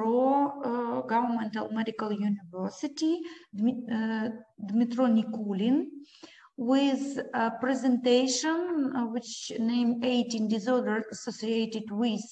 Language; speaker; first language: English; non-native, learner; Ukrainian